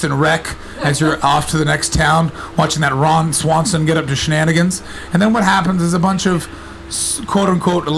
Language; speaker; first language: English; native; English